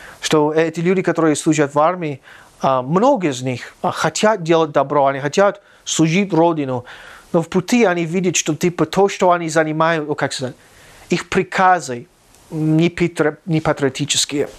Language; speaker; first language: Russian; non-native, learner; English